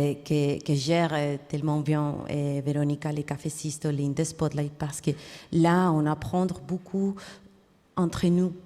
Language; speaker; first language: French; non-native, fluent; Spanish